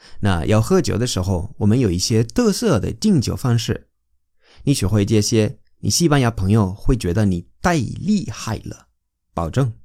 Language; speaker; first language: Chinese; non-native, fluent; Spanish